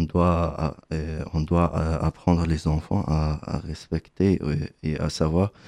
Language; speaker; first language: French; non-native, fluent; Arabic